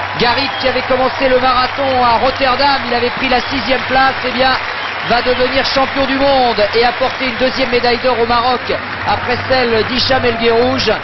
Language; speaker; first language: French; native; French